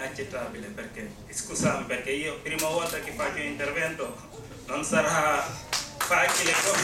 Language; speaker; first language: Italian; non-native, learner; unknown